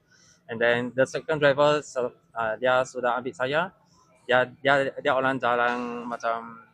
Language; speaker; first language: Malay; non-native, local second language; Chinese